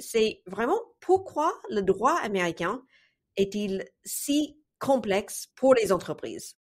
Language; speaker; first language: French; non-native, fluent; English